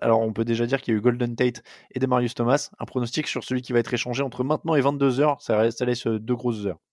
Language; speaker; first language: French; native; French